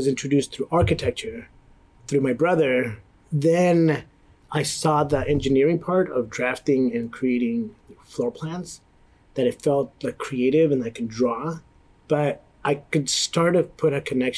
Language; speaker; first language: English; native; English